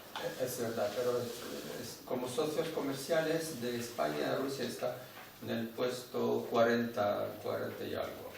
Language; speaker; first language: Spanish; non-native, fluent; Russian